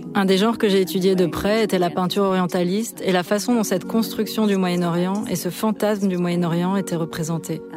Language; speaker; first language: French; early bilingual, other home language; Arabic